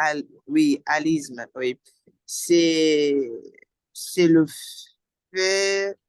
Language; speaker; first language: French; non-native, fluent; English